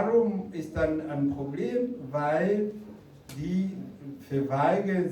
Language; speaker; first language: German; non-native, fluent; Rundi